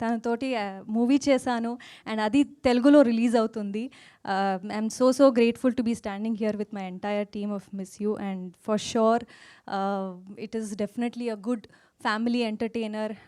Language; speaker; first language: Telugu; non-native, fluent; Kannada